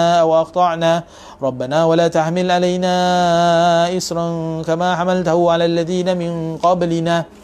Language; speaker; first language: Arabic; non-native, fluent; Malay